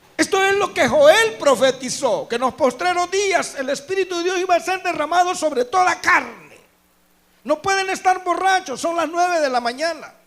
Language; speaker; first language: Spanish; native; Spanish